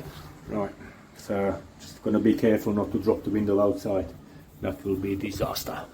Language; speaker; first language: English; non-native, fluent; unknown